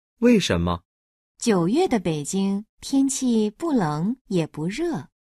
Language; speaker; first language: Chinese; non-native, fluent; Vietnamese